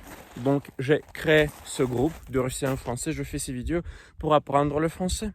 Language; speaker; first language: French; non-native, fluent; Russian